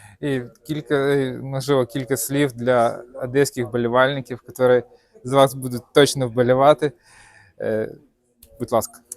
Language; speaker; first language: Ukrainian; non-native, local second language; Russian